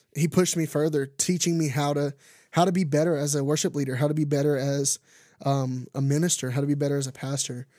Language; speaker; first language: English; native; English